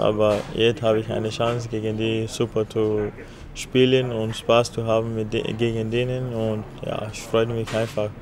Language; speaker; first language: German; non-native, fluent; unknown